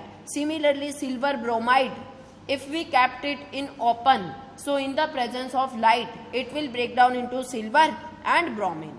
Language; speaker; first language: English; non-native, local second language; Hindi